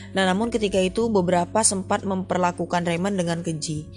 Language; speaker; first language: Indonesian; non-native, fluent; English